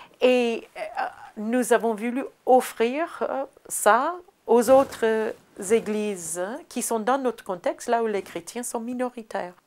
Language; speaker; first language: French; non-native, fluent; English